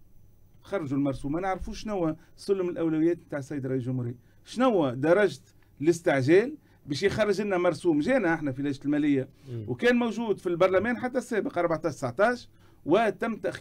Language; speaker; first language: Arabic; native; Arabic